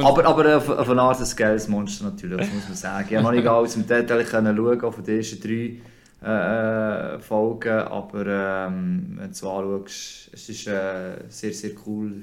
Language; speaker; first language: German; non-native, local second language; Italian